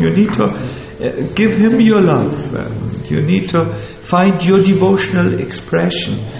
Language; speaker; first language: English; non-native, fluent; German